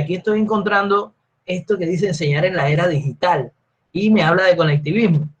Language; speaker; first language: Spanish; native; Spanish